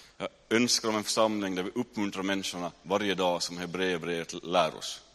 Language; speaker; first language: Swedish; native; Swedish